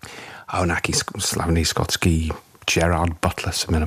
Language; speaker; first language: Czech; non-native, fluent; English